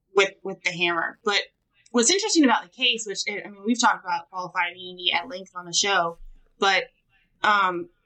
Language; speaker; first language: English; native; English